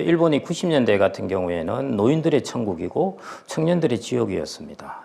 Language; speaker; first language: Korean; native; Korean